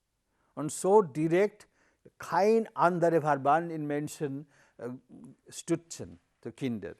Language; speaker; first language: German; non-native, learner; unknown